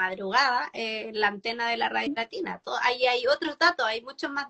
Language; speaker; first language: Spanish; native; Spanish